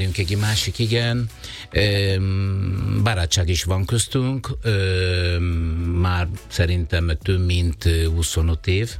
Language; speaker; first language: Hungarian; non-native, learner; Italian